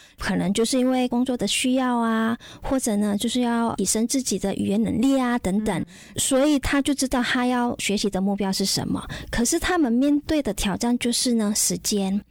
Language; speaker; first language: Chinese; non-native, fluent; Indonesian